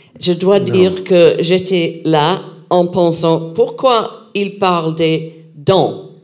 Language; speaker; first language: French; non-native, learner; English